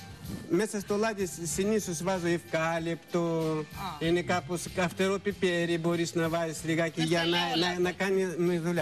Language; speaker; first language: Greek; non-native, fluent; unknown